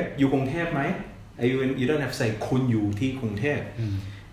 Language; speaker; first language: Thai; non-native, fluent; English